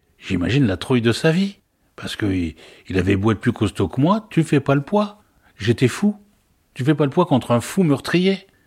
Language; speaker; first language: French; native; French